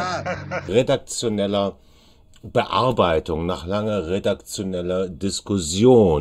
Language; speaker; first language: German; native; German